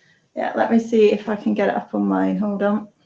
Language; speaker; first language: English; native; English